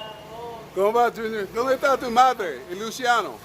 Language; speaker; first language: Spanish; non-native, learner; English